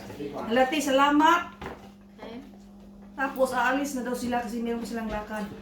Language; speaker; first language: Filipino; non-native, local second language; Cebuano